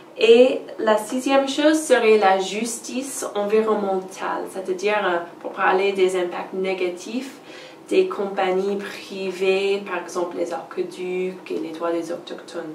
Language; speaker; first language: French; non-native, fluent; English